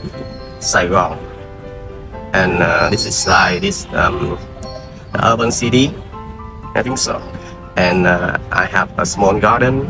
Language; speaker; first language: English; non-native, learner; Vietnamese